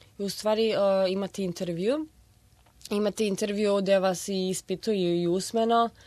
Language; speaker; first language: Serbian; early bilingual, heritage; Serbian